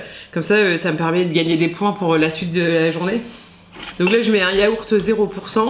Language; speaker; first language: French; native; French